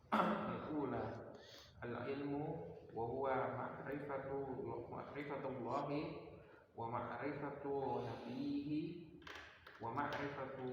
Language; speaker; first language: Arabic; non-native, learner; Indonesian